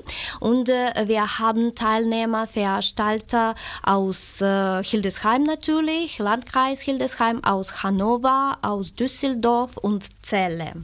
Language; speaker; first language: German; non-native, learner; Ukrainian